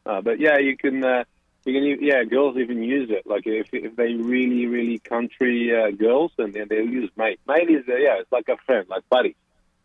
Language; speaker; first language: English; non-native, local second language; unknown